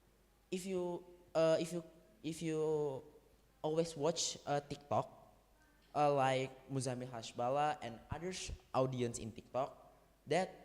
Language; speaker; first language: English; non-native, learner; Indonesian